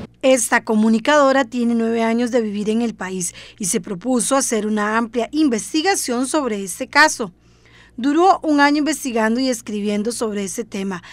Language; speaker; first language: Spanish; native; Spanish